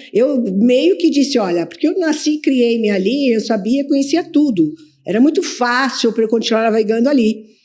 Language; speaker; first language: Portuguese; native; Portuguese